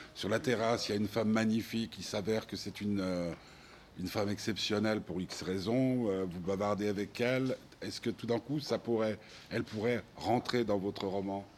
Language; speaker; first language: French; native; French